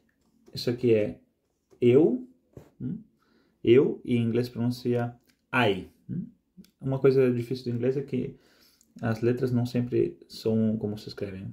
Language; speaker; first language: Portuguese; non-native, fluent; Spanish